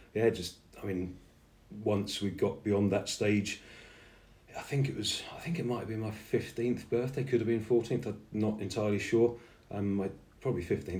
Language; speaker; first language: English; native; English